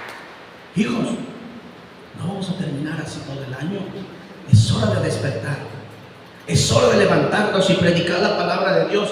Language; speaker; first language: Spanish; native; Spanish